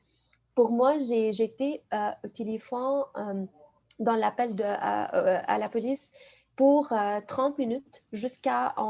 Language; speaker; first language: French; non-native, fluent; Arabic